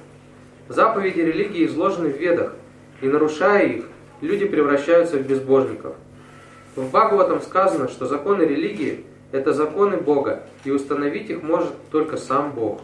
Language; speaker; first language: Russian; native; Russian